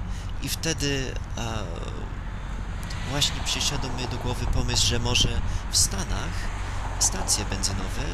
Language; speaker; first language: Polish; non-native, fluent; English